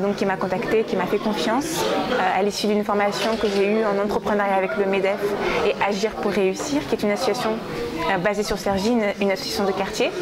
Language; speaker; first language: French; early bilingual, other home language; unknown